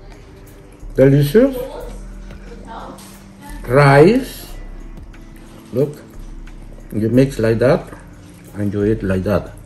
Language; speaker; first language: English; non-native, learner; Spanish